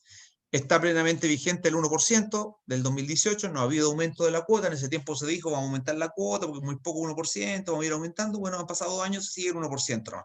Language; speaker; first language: Spanish; native; Spanish